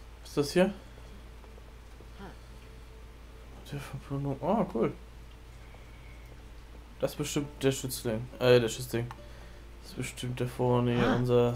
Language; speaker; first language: German; native; German